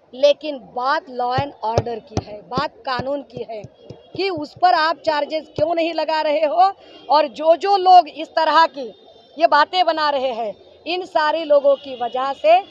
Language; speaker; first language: Hindi; native; Hindi